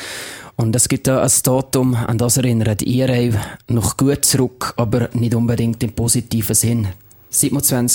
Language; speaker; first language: German; native; German